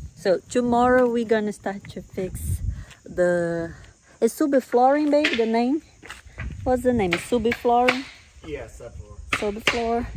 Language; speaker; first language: English; non-native, fluent; Portuguese